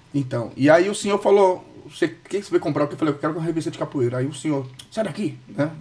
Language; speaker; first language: Portuguese; native; Portuguese